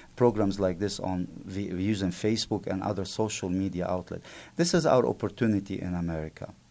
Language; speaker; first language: English; non-native, fluent; Arabic